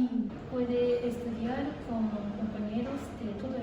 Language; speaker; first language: Spanish; non-native, fluent; Japanese